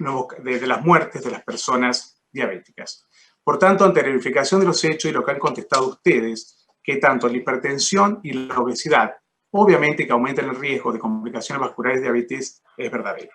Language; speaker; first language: Spanish; native; Spanish